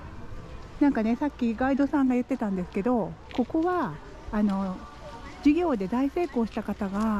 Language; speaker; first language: Japanese; native; Japanese